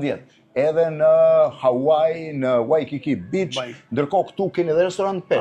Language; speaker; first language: Albanian; native; Albanian